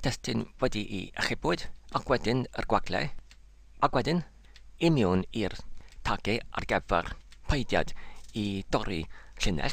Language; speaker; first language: Welsh; non-native, learner; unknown